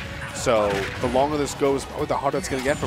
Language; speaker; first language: English; native; English